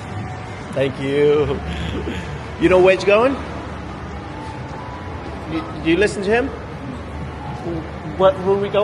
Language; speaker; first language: English; early bilingual, heritage; Vietnamese